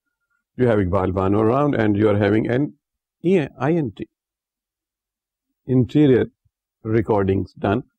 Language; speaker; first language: English; non-native, local second language; Urdu